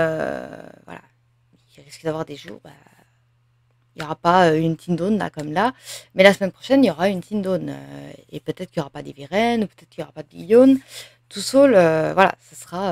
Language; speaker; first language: French; native; French